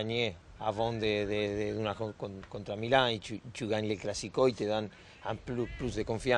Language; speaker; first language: French; non-native, learner; Spanish